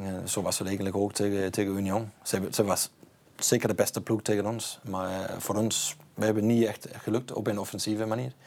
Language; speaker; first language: Dutch; non-native, fluent; Danish